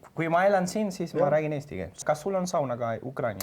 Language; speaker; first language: Estonian; non-native, learner; Spanish